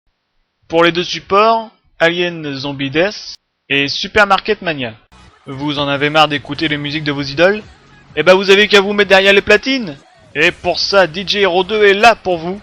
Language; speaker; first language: French; native; French